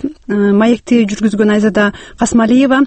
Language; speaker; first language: Kyrgyz; native; Kyrgyz